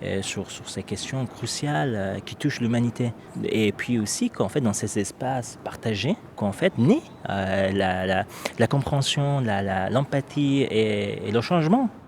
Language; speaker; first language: French; non-native, fluent; Persian